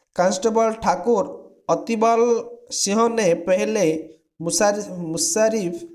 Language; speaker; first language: Hindi; non-native, local second language; Odia